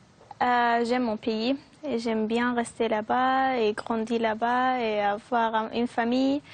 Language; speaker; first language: French; non-native, fluent; Arabic